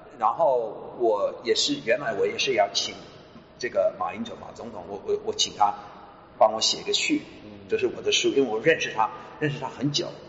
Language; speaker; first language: Chinese; non-native, fluent; English